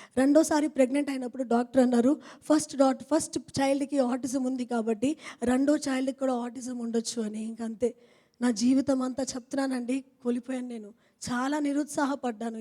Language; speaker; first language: Telugu; non-native, fluent; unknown